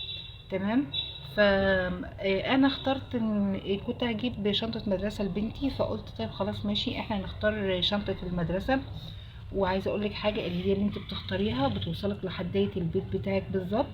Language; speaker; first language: Arabic; native; Arabic